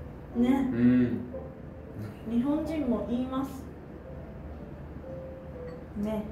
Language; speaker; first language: Korean; non-native, learner; Japanese